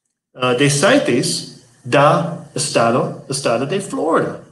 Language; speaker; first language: Spanish; non-native, learner; English